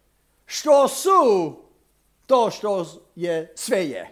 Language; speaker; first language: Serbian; non-native, fluent; English